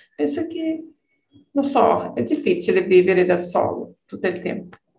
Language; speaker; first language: Italian; non-native, learner; Portuguese